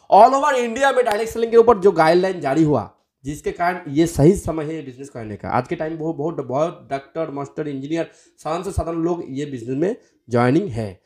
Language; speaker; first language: Hindi; non-native, local second language; Bangla